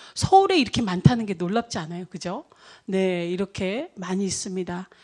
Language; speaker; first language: Korean; native; Korean